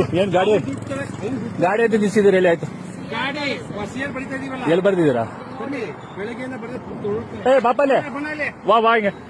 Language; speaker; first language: Kannada; native; Kannada